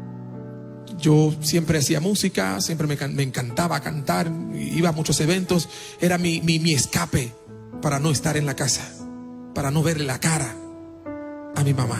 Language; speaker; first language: Spanish; non-native, fluent; Haitian Creole